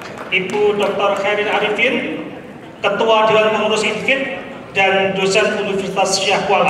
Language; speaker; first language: Indonesian; native; Indonesian